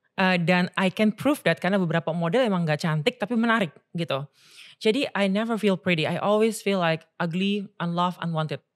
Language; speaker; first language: Indonesian; native; Indonesian